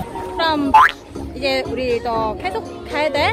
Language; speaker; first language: Korean; non-native, learner; Vietnamese